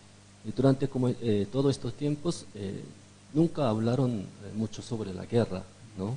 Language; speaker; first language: Spanish; non-native, fluent; Korean